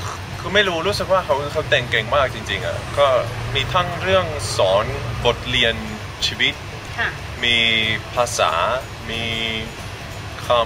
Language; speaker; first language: Thai; non-native, fluent; Dutch